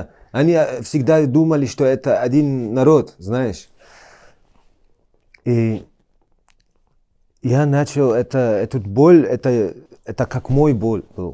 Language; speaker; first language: Russian; early bilingual, heritage; Chechen